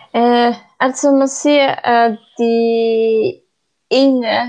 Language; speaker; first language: Swedish; non-native, fluent; Polish